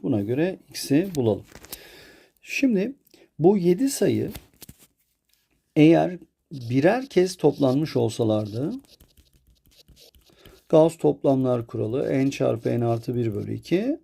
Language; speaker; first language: Turkish; native; Turkish